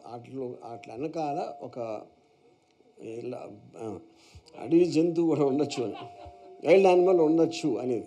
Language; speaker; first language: Telugu; native; Telugu